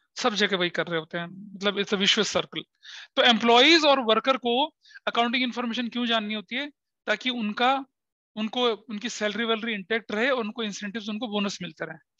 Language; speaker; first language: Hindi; native; Hindi